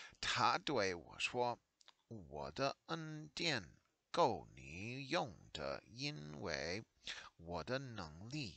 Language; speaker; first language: Chinese; non-native, learner; English